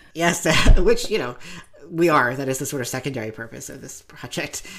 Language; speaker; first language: English; native; English